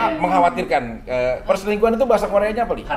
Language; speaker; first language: Indonesian; native; Indonesian